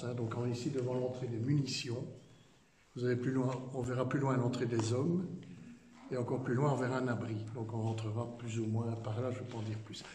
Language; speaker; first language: French; native; French